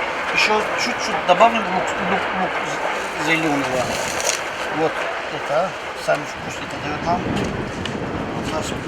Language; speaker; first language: Russian; non-native, local second language; Tajik